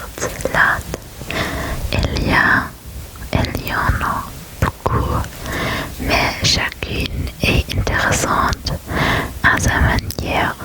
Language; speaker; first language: French; non-native, learner; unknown